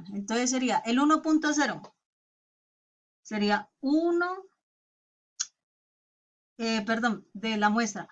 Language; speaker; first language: Spanish; native; Spanish